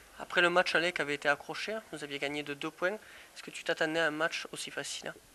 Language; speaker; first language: French; native; French